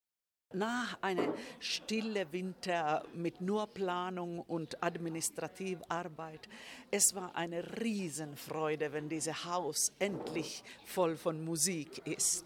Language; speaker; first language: German; non-native, fluent; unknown